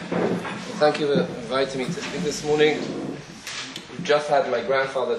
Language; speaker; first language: English; native; English